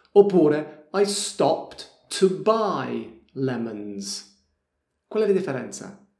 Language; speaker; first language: Italian; non-native, fluent; English